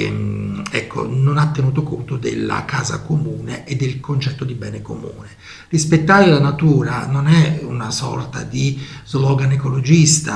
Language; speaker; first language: Italian; native; Italian